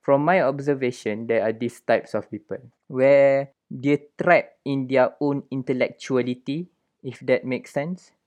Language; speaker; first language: English; non-native, local second language; Malay